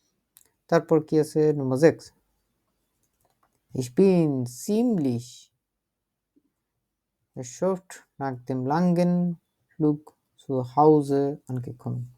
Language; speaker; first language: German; non-native, learner; Bangla